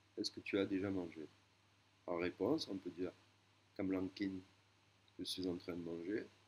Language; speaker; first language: French; native; French